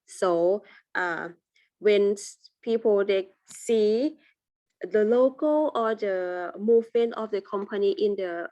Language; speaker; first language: English; non-native, learner; Thai